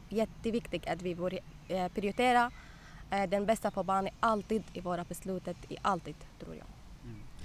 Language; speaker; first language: Swedish; non-native, learner; Arabic